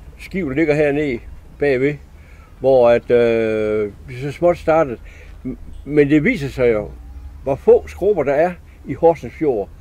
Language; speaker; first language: Danish; native; Danish